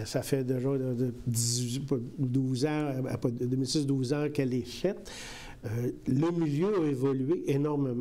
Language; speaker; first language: French; native; French